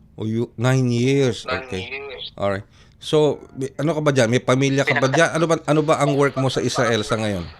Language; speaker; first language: Filipino; native; Filipino